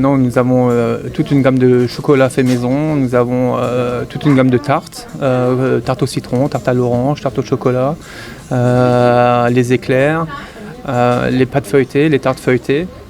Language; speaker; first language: French; native; French